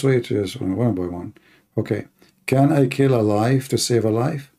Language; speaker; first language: English; non-native, fluent; Arabic